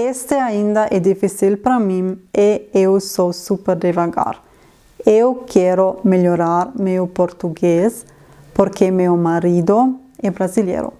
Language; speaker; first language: Portuguese; non-native, learner; Swiss German